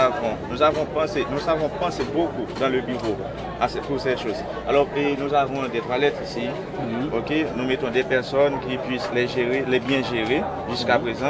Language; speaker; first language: French; non-native, local second language; Haitian Creole